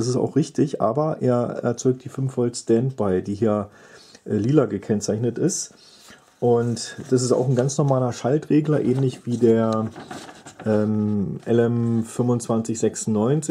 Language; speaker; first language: German; native; German